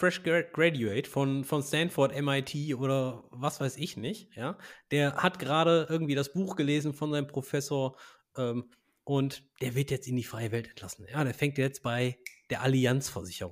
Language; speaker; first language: German; native; German